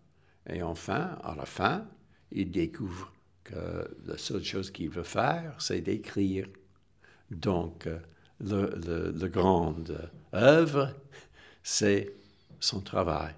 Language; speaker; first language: French; non-native, fluent; English